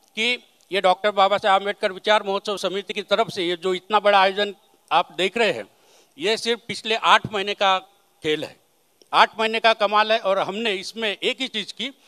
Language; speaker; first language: Hindi; non-native, local second language; Marathi